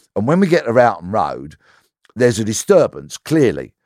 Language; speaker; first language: English; native; English